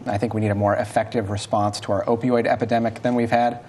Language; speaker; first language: English; native; English